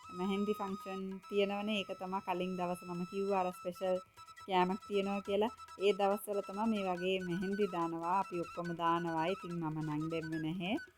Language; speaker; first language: Sinhala; non-native, local second language; Tamil